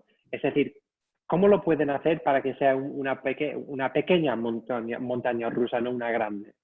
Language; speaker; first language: Spanish; non-native, fluent; English